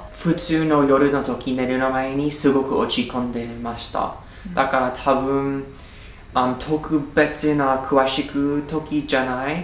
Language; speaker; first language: Japanese; non-native, learner; English